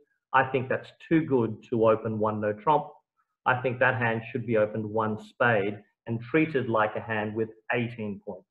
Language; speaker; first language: English; native; English